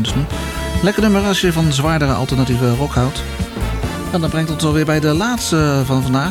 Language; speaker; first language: Dutch; native; Dutch